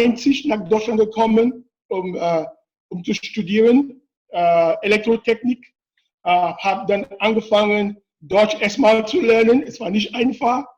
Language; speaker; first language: German; non-native, fluent; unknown